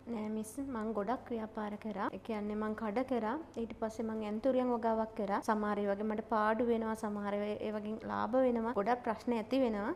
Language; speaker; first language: Sinhala; native; Sinhala